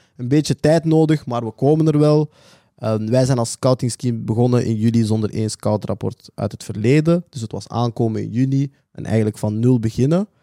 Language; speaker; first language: Dutch; native; Dutch